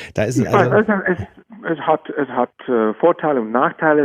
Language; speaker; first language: German; non-native, fluent; Czech